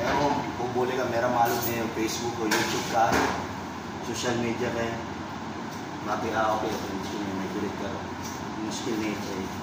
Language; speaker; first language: Hindi; non-native, learner; Filipino